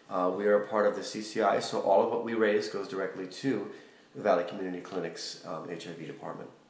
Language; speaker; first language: English; native; English